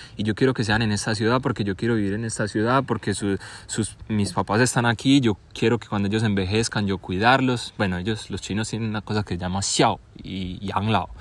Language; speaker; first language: Spanish; native; Spanish